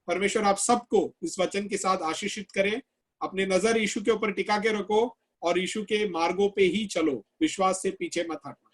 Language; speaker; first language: Hindi; non-native, local second language; Malayalam